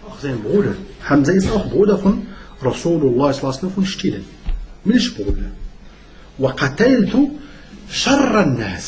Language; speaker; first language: German; non-native, learner; Arabic